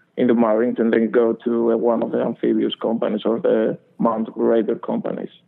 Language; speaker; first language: English; non-native, fluent; Greek